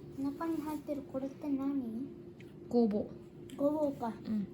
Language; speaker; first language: Japanese; native; Japanese